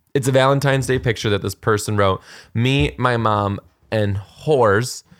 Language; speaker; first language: English; native; English